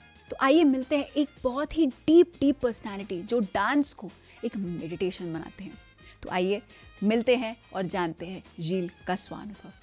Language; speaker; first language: Hindi; native; Hindi